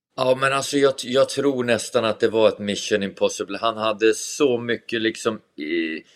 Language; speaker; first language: Swedish; native; Swedish